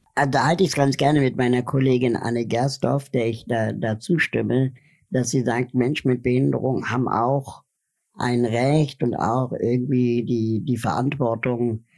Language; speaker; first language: German; native; German